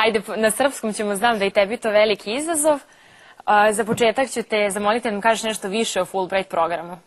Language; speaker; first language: Serbian; native; Serbian